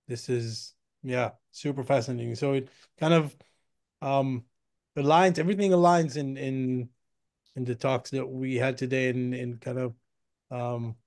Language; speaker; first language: English; non-native, fluent; Hebrew